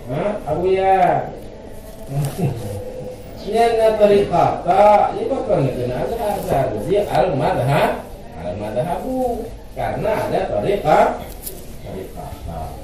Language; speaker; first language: Indonesian; native; Indonesian